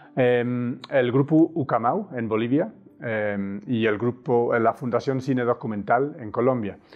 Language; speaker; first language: Spanish; non-native, fluent; English